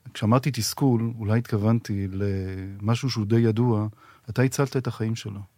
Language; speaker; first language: Hebrew; native; Hebrew